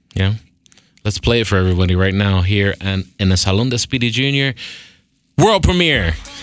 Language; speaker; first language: English; early bilingual, other home language; Spanish